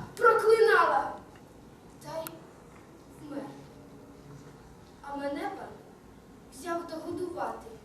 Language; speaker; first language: Ukrainian; native; Ukrainian